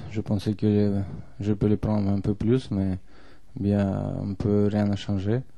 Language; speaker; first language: French; non-native, learner; Russian